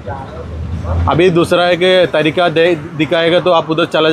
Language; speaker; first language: Hindi; non-native, local second language; Malayalam